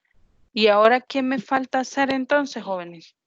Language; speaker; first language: Spanish; native; Spanish